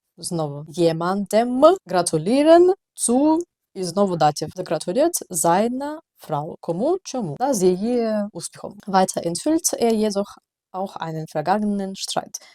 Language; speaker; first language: Ukrainian; native; Ukrainian